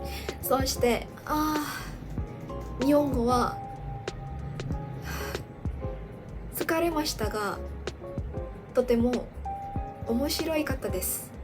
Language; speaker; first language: Japanese; non-native, learner; Malay